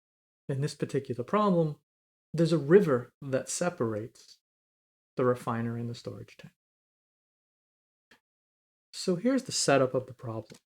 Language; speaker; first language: English; native; English